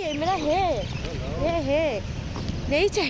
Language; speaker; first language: Hindi; non-native, local second language; Bangla